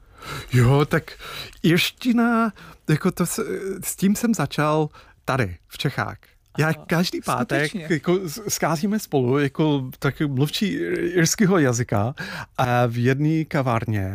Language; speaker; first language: Czech; non-native, fluent; English